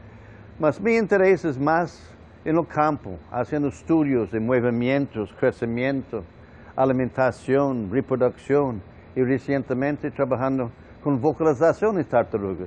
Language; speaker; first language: Portuguese; non-native, fluent; English